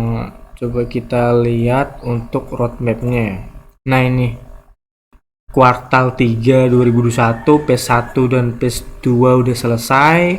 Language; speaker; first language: Indonesian; native; Indonesian